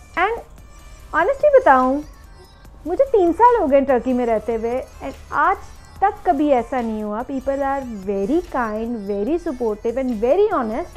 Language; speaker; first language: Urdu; native; Urdu